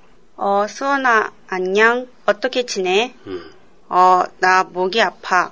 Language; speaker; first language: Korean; non-native, learner; Japanese